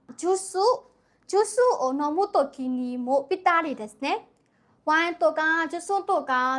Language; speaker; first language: Japanese; non-native, learner; Burmese